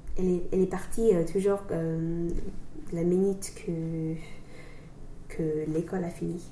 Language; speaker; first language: French; non-native, learner; English